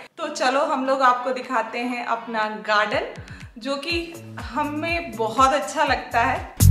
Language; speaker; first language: Hindi; native; Hindi